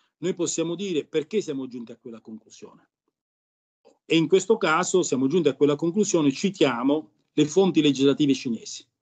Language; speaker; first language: Italian; native; Italian